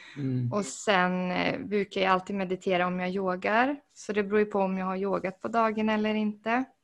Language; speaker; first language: Swedish; native; Swedish